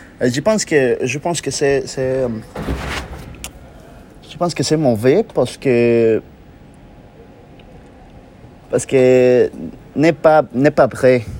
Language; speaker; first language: French; non-native, learner; Spanish